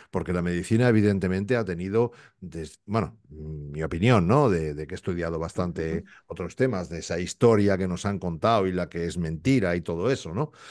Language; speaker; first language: Spanish; native; Spanish